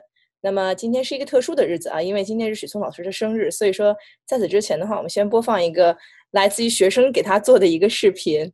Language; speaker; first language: Chinese; native; Chinese